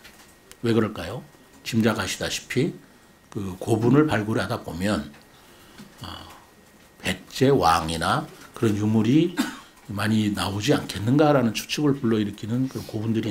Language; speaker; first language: Korean; native; Korean